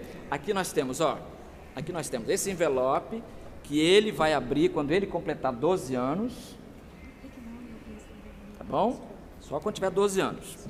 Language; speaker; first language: Portuguese; native; Portuguese